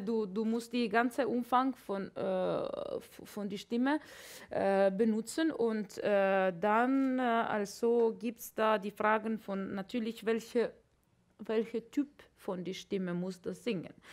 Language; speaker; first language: German; non-native, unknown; Latvian